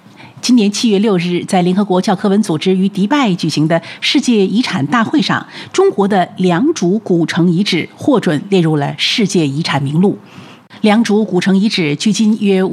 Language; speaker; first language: Chinese; native; Chinese